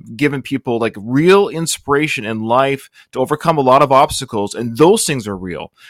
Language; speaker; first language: English; native; English